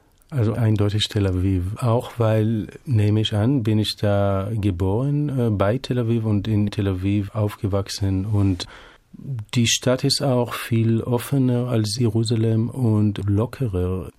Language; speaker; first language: German; non-native, fluent; Hebrew